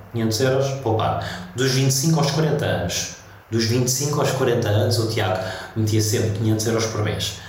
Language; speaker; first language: Portuguese; early bilingual, heritage; Portuguese